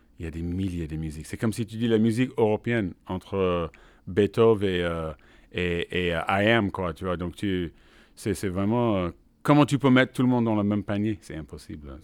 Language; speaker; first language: French; non-native, fluent; English